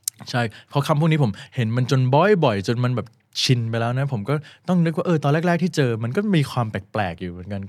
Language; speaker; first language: Thai; early bilingual, heritage; Thai